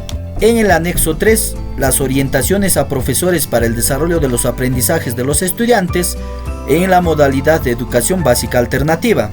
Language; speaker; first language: Spanish; native; Spanish